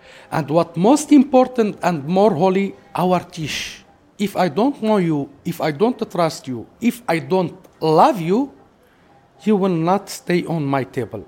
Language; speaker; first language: English; non-native, fluent; Arabic